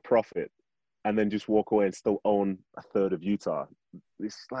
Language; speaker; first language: English; native; English